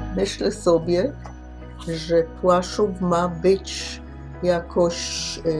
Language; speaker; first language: Polish; early bilingual, heritage; Polish